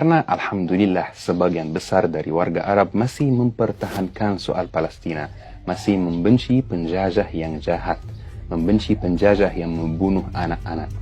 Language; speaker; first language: Indonesian; non-native, fluent; Arabic